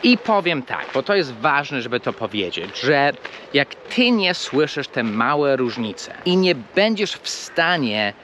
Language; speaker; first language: Polish; non-native, fluent; English